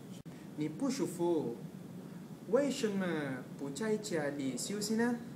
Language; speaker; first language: Chinese; non-native, learner; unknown